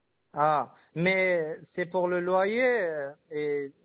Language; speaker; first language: French; non-native, learner; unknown